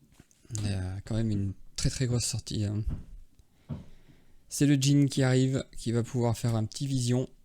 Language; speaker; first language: French; native; French